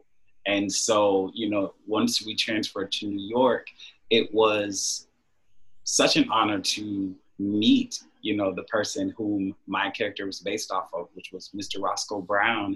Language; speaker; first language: English; native; English